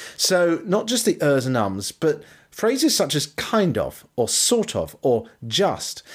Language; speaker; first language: English; native; English